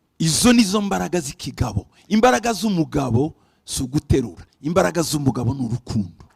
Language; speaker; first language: Kinyarwanda; early bilingual, heritage; Kinyarwanda